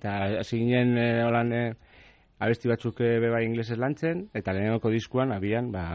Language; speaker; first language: Basque; native; Basque